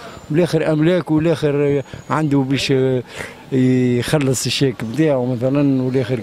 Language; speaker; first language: Arabic; native; Arabic